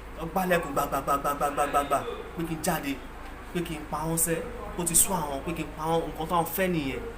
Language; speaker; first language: Yoruba; non-native, local second language; Igbo